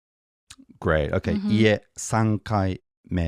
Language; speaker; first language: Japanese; non-native, fluent; English